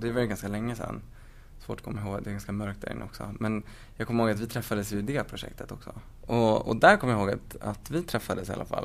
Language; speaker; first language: Swedish; native; Swedish